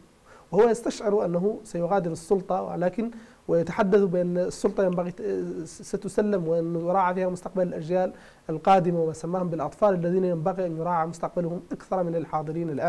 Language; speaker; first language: Arabic; native; Arabic